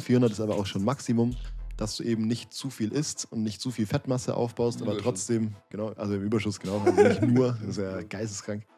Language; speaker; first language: German; native; German